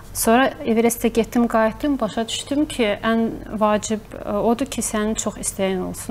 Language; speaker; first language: Azerbaijani; early bilingual, heritage; Azerbaijani